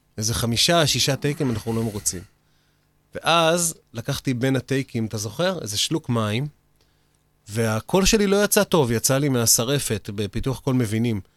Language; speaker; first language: Hebrew; native; Hebrew